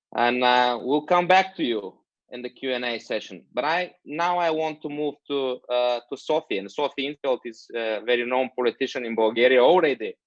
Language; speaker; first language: English; non-native, fluent; Bulgarian